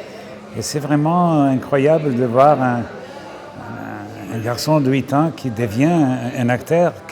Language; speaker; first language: French; non-native, fluent; Serbian